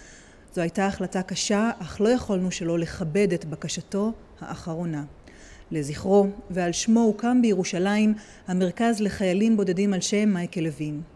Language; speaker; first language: Hebrew; native; Hebrew